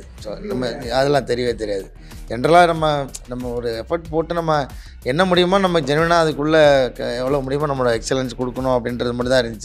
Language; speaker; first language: Tamil; native; Tamil